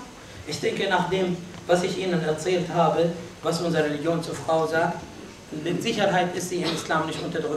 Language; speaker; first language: German; non-native, fluent; Arabic